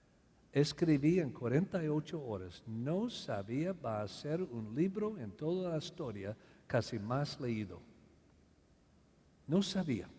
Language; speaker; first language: Spanish; non-native, learner; English